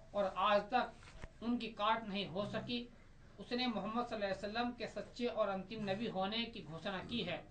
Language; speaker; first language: Hindi; native; Hindi